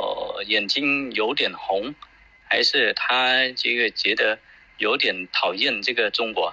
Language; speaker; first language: Chinese; non-native, fluent; Khmer